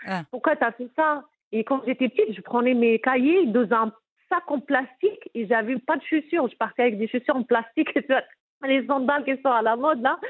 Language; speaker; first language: French; non-native, local second language; Arabic